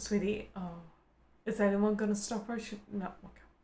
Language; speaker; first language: English; native; English